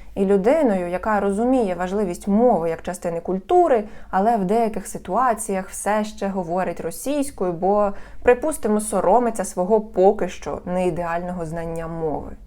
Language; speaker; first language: Ukrainian; non-native, local second language; Russian